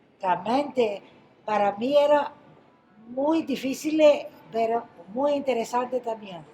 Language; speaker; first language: Spanish; non-native, fluent; Greek